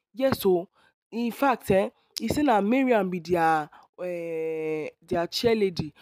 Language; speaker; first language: Nigerian Pidgin; non-native, local second language; Yoruba